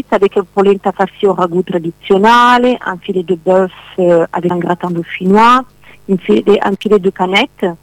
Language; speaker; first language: French; non-native, fluent; Italian